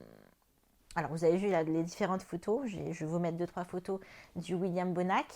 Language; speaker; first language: French; native; French